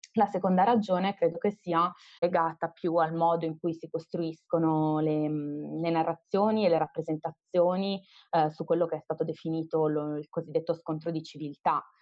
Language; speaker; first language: Italian; native; Italian